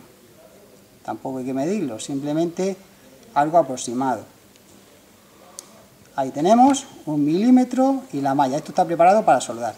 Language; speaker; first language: Spanish; native; Spanish